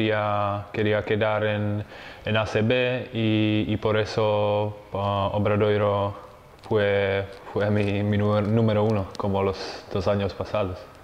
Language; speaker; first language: Spanish; non-native, fluent; Czech